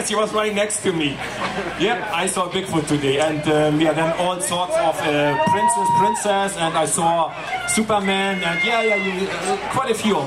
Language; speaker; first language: English; non-native, fluent; German